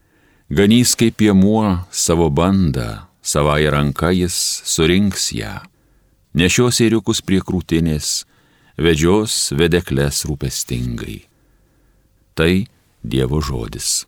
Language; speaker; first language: Lithuanian; native; Lithuanian